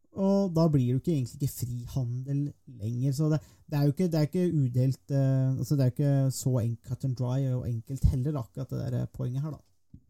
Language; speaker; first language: Norwegian; native; Norwegian